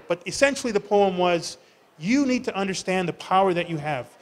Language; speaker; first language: English; native; English